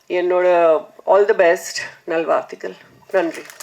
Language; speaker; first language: Tamil; non-native, fluent; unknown